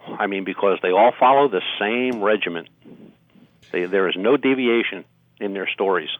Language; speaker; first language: English; native; English